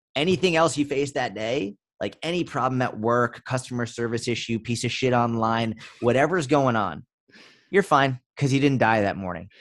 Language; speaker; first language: English; native; English